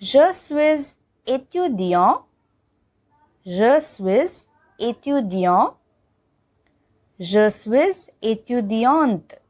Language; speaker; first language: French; non-native, learner; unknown